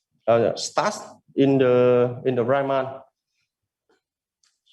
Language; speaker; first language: English; non-native, learner; Vietnamese